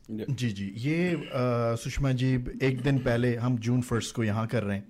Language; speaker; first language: Hindi; early bilingual, heritage; Urdu